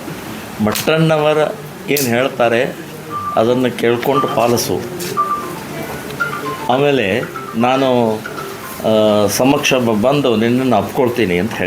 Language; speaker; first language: Kannada; native; Kannada